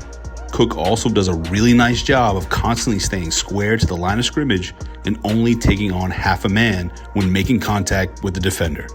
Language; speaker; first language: English; native; English